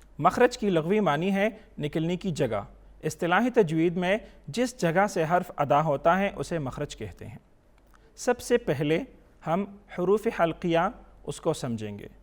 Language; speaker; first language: Urdu; non-native, local second language; Pashto